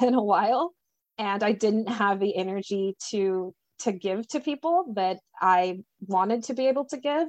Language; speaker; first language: English; native; English